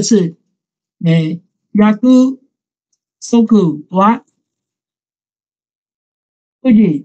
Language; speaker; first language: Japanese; non-native, fluent; Chinese